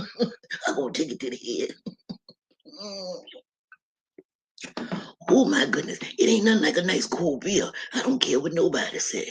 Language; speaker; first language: English; native; English